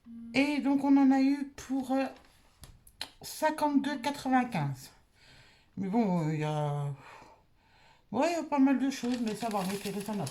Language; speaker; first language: French; native; French